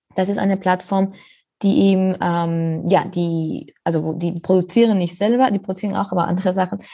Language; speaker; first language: German; non-native, fluent; Spanish